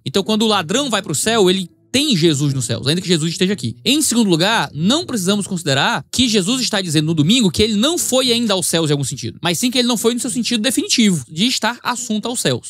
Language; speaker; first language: Portuguese; native; Portuguese